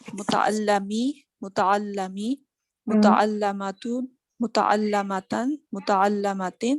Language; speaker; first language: Arabic; non-native, learner; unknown